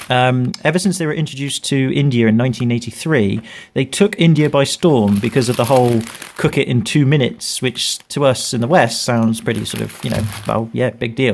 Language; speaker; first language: English; native; English